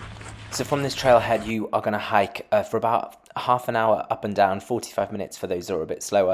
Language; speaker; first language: English; native; English